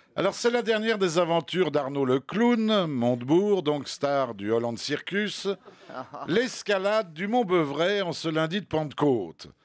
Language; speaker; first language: French; native; French